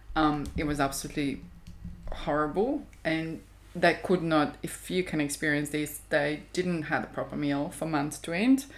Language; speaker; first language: English; non-native, fluent; Croatian